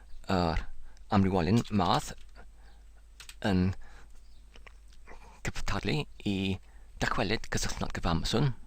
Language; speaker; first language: Welsh; non-native, learner; English